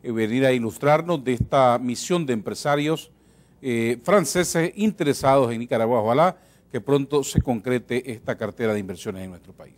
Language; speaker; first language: Spanish; native; Spanish